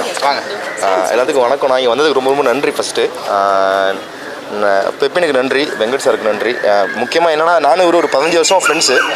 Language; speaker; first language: Tamil; native; Tamil